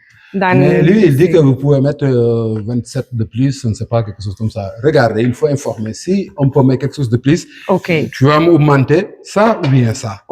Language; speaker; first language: French; non-native, local second language; Wolof